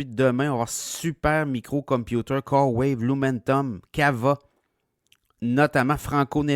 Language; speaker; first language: French; native; French